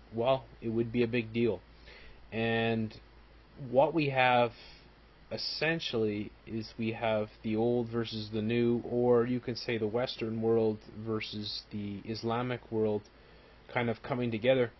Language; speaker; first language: English; native; English